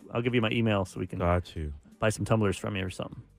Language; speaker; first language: English; native; English